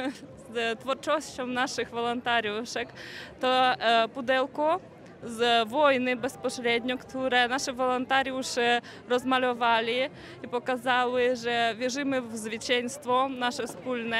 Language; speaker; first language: Polish; non-native, fluent; Ukrainian